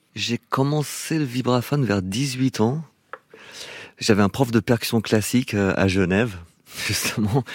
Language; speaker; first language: French; non-native, fluent; English